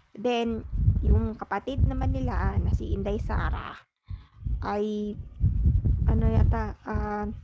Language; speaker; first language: Filipino; native; Filipino